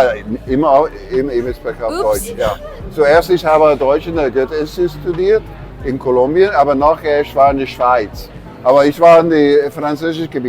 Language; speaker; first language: German; non-native, fluent; English